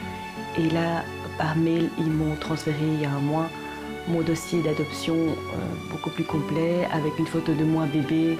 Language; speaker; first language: French; early bilingual, other home language; Korean